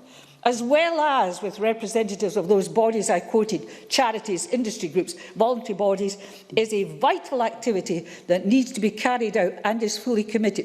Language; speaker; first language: English; native; English